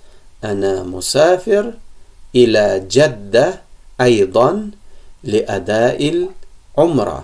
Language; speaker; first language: Arabic; non-native, fluent; Uzbek